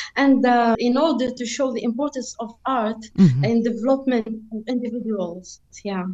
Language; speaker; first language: English; non-native, fluent; Arabic